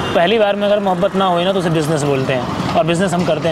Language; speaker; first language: Hindi; native; Hindi